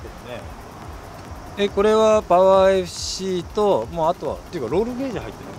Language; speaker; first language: Japanese; native; Japanese